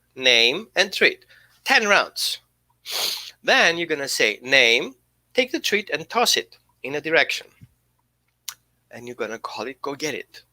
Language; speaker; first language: English; non-native, fluent; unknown